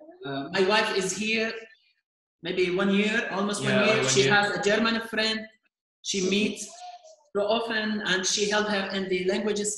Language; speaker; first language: English; non-native, fluent; Arabic